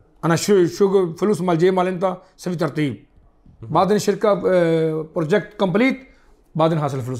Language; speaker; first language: Arabic; non-native, learner; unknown